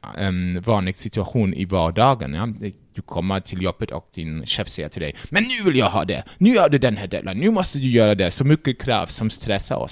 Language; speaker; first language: Swedish; non-native, fluent; German